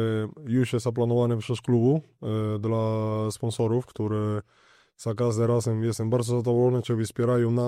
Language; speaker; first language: Polish; non-native, learner; Spanish